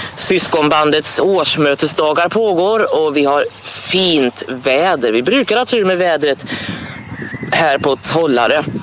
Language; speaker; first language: Swedish; native; Swedish